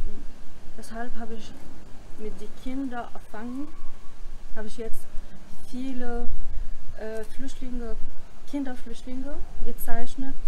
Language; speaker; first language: German; non-native, learner; Arabic